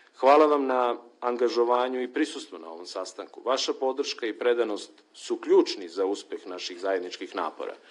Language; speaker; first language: Serbian; native; Serbian